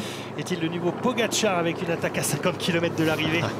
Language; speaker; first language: French; native; French